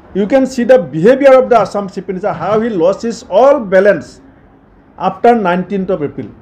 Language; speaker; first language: English; non-native, local second language; Assamese